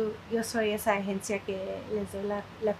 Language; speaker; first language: Spanish; early bilingual, heritage; Spanish